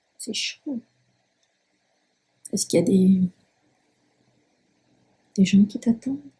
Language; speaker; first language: French; native; French